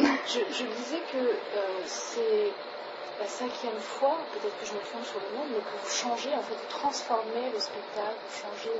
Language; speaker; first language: French; native; French